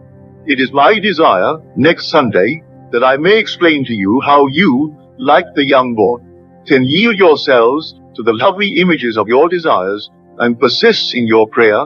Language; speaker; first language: English; native; English